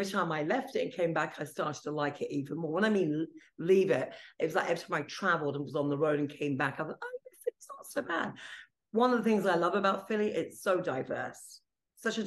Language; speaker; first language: English; non-native, local second language; Italian